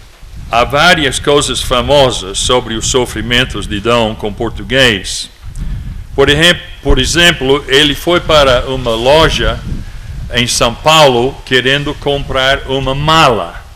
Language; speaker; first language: Portuguese; non-native, fluent; English